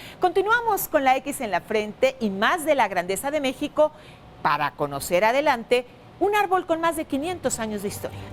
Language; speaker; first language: Spanish; native; Spanish